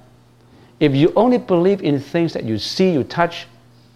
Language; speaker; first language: English; non-native, local second language; Cantonese